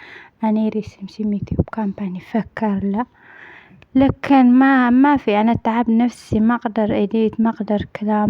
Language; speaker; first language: Arabic; non-native, learner; Amharic